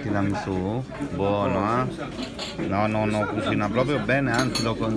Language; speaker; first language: Italian; native; Italian